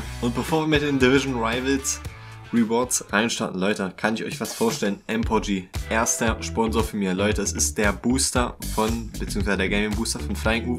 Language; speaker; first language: German; native; German